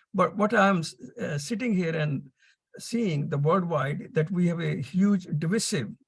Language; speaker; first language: English; non-native, local second language; Punjabi